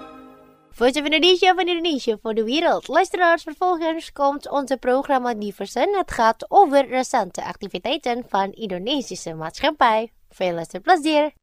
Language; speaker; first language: Dutch; non-native, fluent; Indonesian